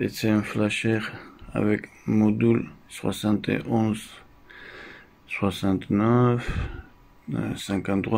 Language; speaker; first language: French; non-native, fluent; Russian